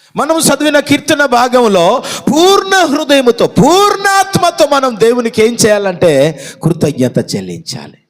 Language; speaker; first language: Telugu; non-native, local second language; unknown